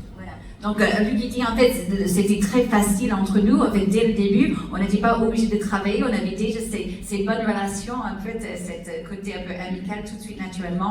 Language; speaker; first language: French; native; French